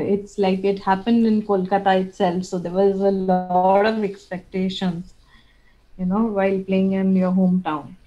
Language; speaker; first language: English; non-native, local second language; Bangla